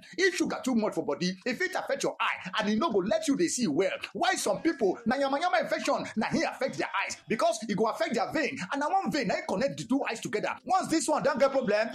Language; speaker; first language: Nigerian Pidgin; non-native, local second language; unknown